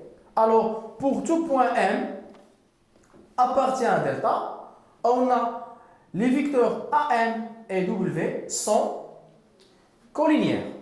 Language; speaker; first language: French; non-native, local second language; Arabic